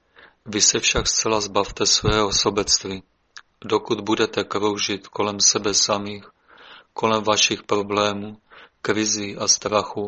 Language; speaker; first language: Czech; native; Czech